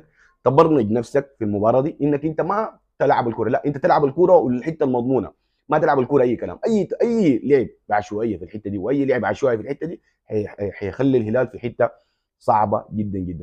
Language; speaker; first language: Arabic; native; Arabic